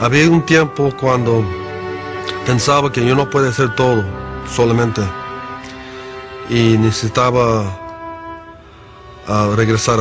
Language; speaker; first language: Spanish; non-native, learner; English